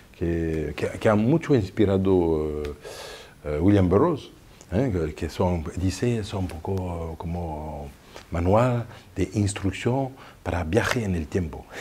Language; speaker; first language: Spanish; non-native, fluent; French